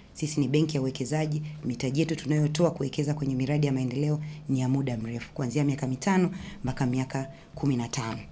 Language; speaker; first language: Swahili; native; Swahili